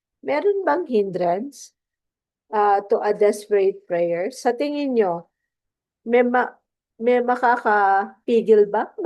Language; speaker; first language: Filipino; non-native, local second language; Cebuano